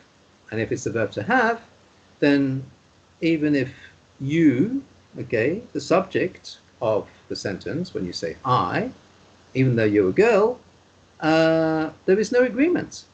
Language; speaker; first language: English; non-native, fluent; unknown